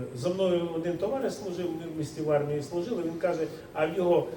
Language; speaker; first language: Ukrainian; native; Ukrainian